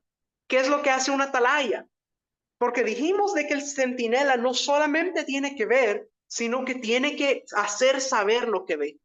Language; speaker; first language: Spanish; native; Spanish